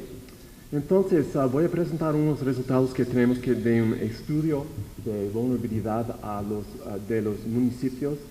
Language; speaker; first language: Spanish; non-native, fluent; English